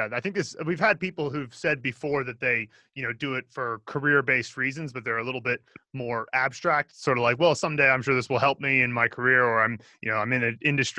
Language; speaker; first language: English; native; English